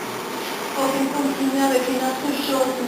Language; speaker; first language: French; non-native, learner; Spanish